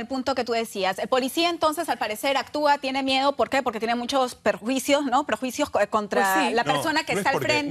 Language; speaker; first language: Spanish; native; Spanish